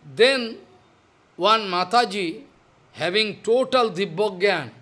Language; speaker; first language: English; non-native, local second language; Bangla